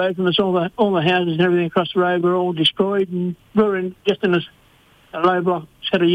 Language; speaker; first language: English; native; English